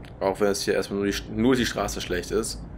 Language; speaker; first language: German; native; German